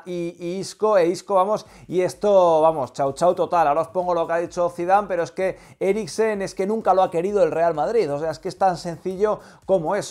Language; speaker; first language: Spanish; native; Spanish